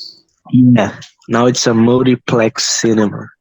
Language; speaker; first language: English; non-native, learner; Portuguese